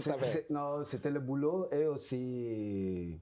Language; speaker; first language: French; non-native, fluent; Spanish